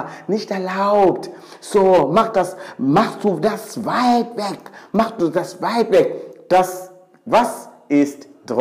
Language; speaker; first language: German; non-native, fluent; Swahili